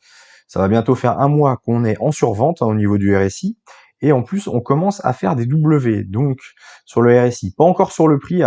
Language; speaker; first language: French; native; French